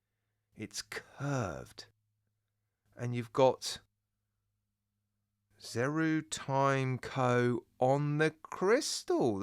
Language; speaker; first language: English; native; English